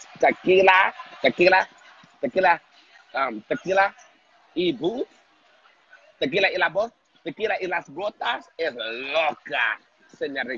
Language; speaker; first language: Spanish; non-native, learner; English